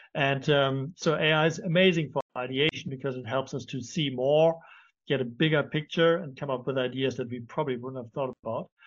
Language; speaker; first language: English; non-native, fluent; German